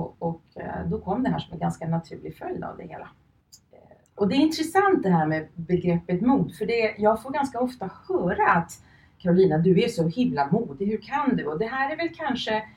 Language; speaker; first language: Swedish; early bilingual, other home language; Finnish